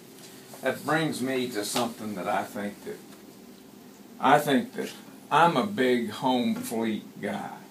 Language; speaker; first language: English; native; English